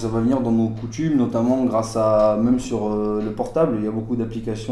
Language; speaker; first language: French; native; French